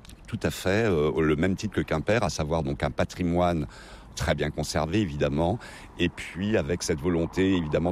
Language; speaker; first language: French; native; French